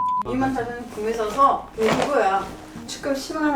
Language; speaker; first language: Korean; non-native, learner; French